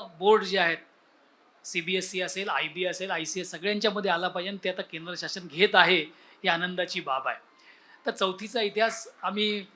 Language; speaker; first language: Marathi; native; Marathi